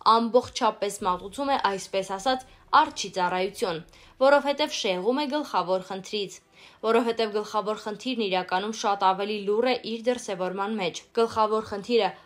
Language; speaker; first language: Armenian; native; Armenian